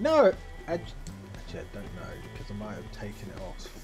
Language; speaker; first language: English; native; English